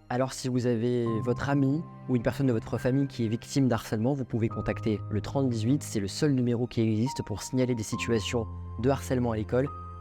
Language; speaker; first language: French; native; French